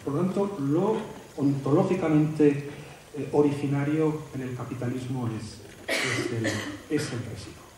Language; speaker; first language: Spanish; native; Spanish